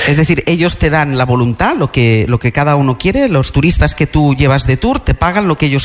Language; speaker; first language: Spanish; native; Spanish